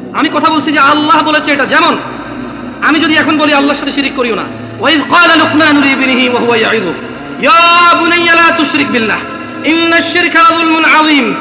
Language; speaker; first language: Bangla; early bilingual, heritage; Bangla